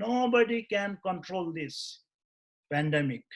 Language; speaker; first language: English; non-native, local second language; Nepali